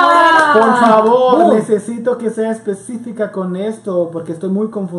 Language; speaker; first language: Spanish; native; Spanish